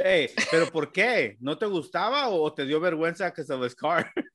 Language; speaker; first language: Spanish; early bilingual, heritage; Spanish